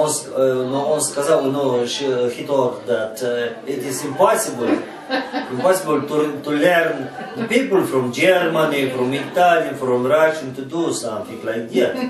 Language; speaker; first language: English; non-native, fluent; Polish